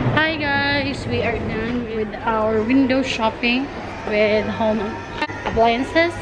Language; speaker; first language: English; non-native, local second language; Filipino